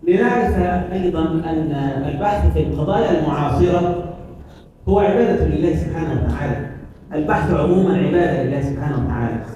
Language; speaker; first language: Arabic; native; Arabic